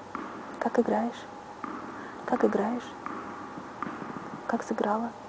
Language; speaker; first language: Russian; native; Russian